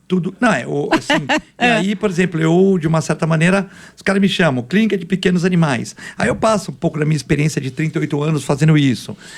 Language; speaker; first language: Portuguese; native; Portuguese